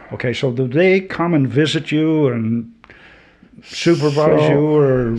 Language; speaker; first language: English; native; English